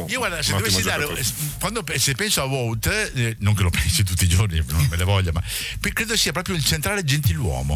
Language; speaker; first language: Italian; native; Italian